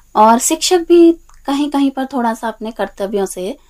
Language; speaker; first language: Hindi; native; Hindi